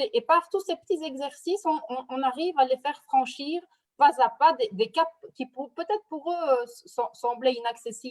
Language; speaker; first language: French; native; French